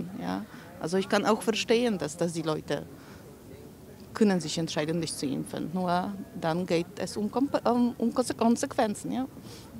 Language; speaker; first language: German; non-native, fluent; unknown